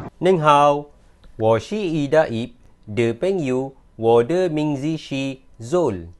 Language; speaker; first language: Chinese; non-native, learner; Malay